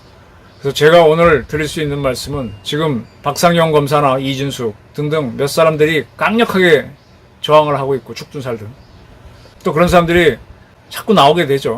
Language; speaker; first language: Korean; native; Korean